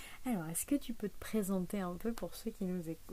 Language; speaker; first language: French; native; French